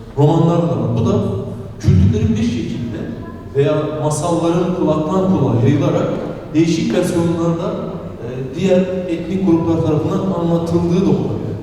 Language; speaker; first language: Turkish; non-native, local second language; Romany